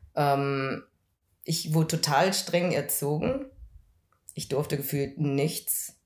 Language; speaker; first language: German; early bilingual, other home language; Vietnamese